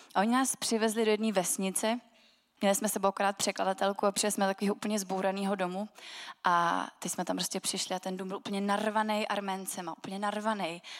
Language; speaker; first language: Czech; native; Czech